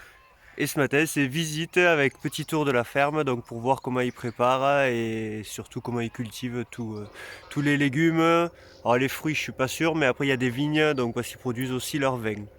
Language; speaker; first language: French; native; French